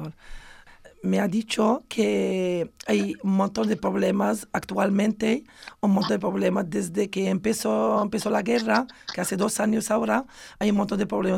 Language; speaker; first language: Spanish; non-native, fluent; Arabic